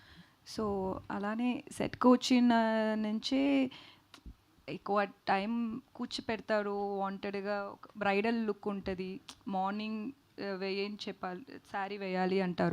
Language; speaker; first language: Telugu; non-native, learner; Tamil